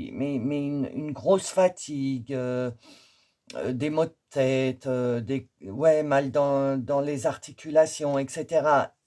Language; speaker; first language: French; native; French